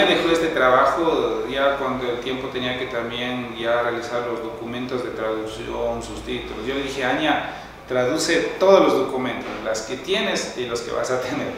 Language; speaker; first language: Spanish; native; Spanish